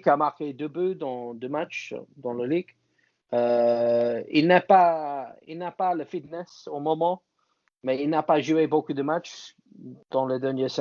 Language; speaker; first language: French; non-native, fluent; English